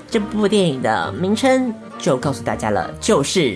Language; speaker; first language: Chinese; native; Chinese